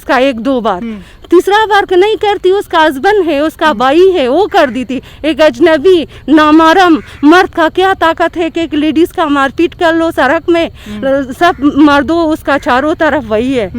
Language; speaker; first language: Hindi; non-native, learner; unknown